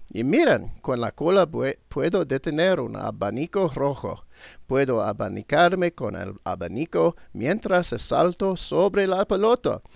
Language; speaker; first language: Spanish; non-native, learner; English